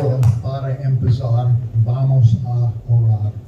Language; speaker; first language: Spanish; non-native, learner; German